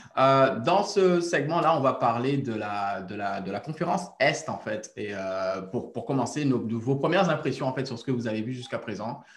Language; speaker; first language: French; native; French